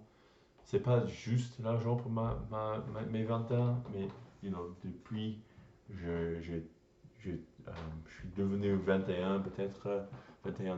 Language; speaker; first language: French; non-native, learner; English